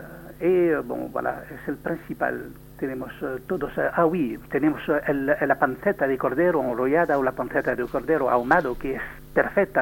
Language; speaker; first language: Spanish; non-native, learner; French